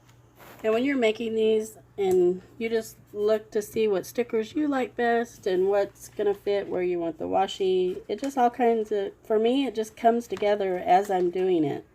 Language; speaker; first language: English; native; English